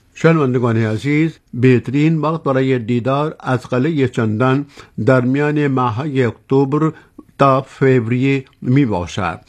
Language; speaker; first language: Persian; non-native, fluent; Urdu